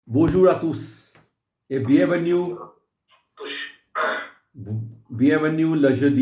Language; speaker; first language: French; non-native, fluent; Hindi